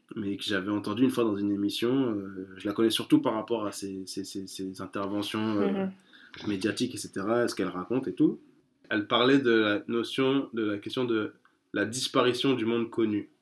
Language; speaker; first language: French; native; French